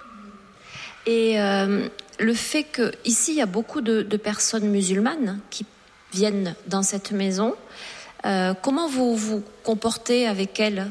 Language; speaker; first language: French; native; French